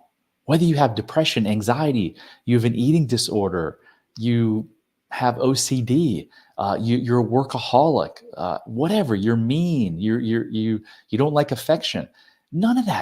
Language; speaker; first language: English; native; English